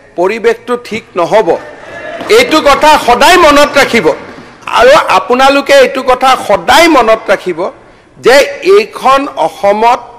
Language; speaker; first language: Assamese; native; Assamese